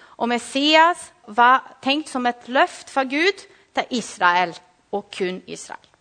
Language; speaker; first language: Norwegian; non-native, fluent; Portuguese